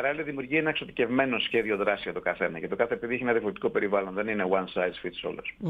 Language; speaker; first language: Greek; native; Greek